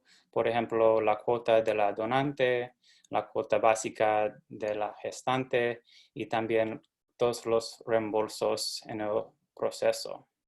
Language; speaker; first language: Spanish; non-native, fluent; English